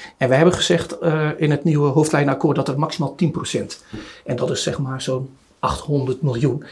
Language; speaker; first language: Dutch; early bilingual, other home language; Turoyo